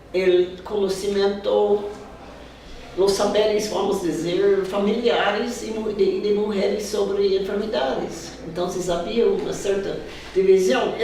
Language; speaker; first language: Spanish; non-native, fluent; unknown